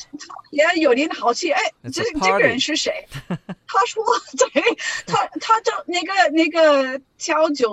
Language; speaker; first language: Chinese; non-native, learner; English